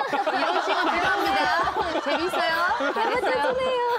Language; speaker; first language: Korean; non-native, learner; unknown